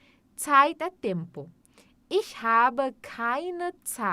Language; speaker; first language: German; non-native, fluent; Portuguese